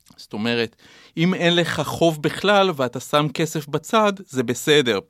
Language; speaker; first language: Hebrew; native; Hebrew